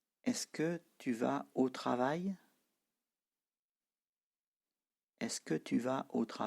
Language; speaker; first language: French; non-native, fluent; Tibetan